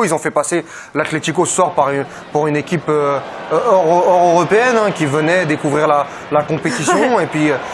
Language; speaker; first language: French; native; French